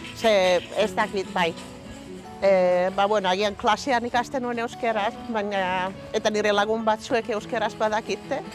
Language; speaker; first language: Basque; non-native, fluent; Finnish